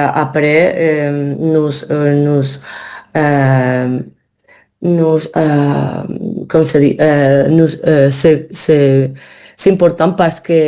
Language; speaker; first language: French; non-native, learner; Spanish